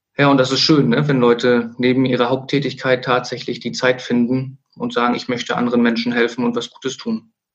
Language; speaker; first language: German; native; German